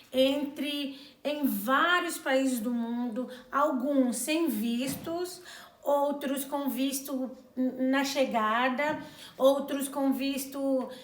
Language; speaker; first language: Portuguese; non-native, local second language; Kabuverdianu